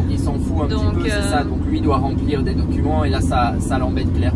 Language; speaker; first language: French; native; French